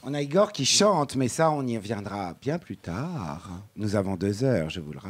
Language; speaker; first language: French; native; French